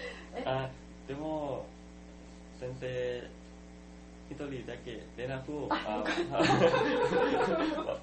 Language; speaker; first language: Japanese; non-native, learner; Thai